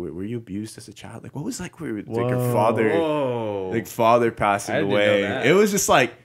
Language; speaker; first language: English; native; English